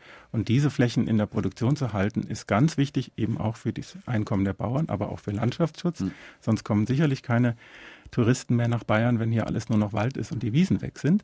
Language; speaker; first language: German; native; German